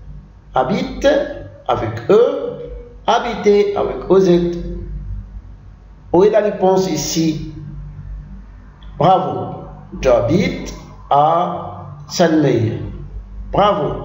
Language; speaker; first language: French; non-native, fluent; Arabic